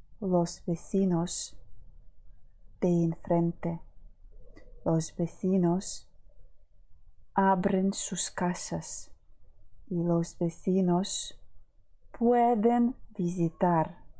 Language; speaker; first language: Spanish; non-native, fluent; Ukrainian